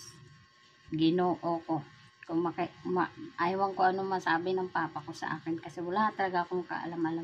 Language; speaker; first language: Filipino; non-native, local second language; Cebuano